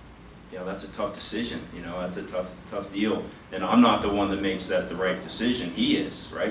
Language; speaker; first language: English; native; English